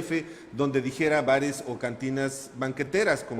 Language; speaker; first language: Spanish; native; Spanish